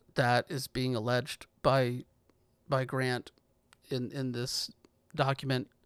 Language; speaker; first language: English; native; English